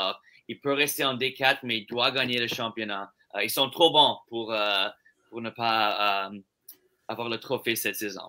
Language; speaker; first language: French; non-native, local second language; English